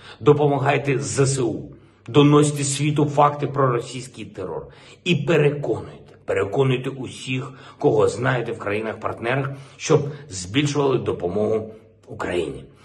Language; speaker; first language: Ukrainian; non-native, local second language; Russian